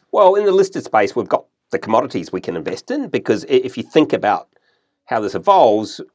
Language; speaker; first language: English; native; English